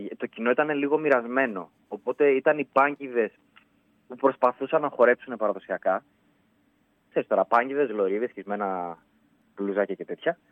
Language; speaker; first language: Greek; native; Greek